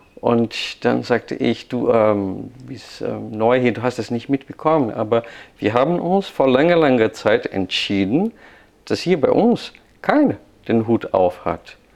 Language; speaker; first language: German; non-native, fluent; Portuguese